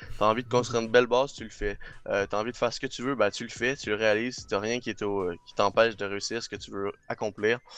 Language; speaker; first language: French; non-native, local second language; English